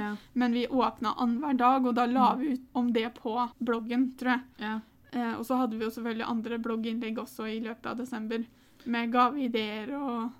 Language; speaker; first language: Norwegian; native; Norwegian